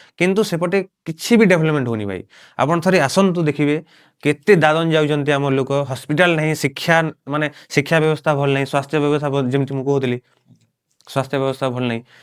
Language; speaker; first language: Odia; non-native, local second language; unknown